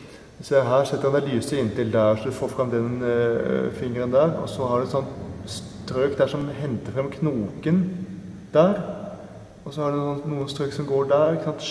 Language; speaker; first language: Norwegian; native; Norwegian